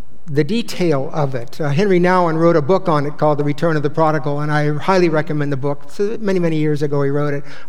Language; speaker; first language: English; native; English